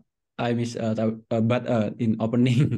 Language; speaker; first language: English; non-native, learner; Indonesian